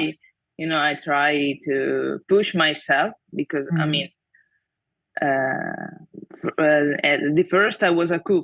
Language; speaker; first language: English; non-native, fluent; Italian